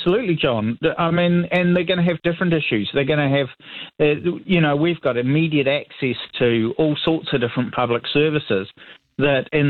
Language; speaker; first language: English; native; English